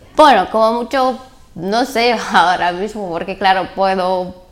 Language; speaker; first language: Spanish; non-native, learner; Bulgarian